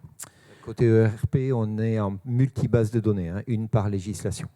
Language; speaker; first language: French; native; French